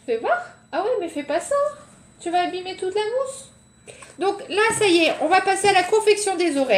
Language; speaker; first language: French; native; French